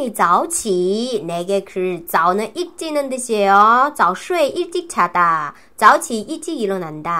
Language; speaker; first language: Korean; non-native, fluent; Chinese